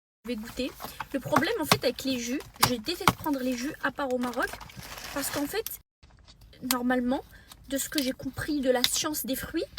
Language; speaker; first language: French; native; French